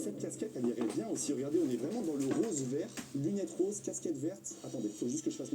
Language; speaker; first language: French; native; French